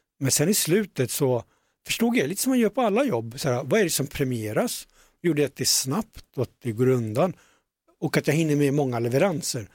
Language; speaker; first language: Swedish; early bilingual, other home language; Punjabi